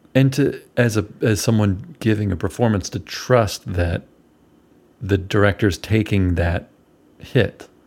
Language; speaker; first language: English; native; English